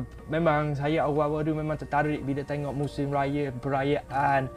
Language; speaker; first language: Malay; non-native, fluent; English